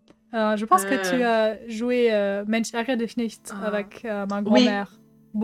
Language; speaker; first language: French; non-native, fluent; German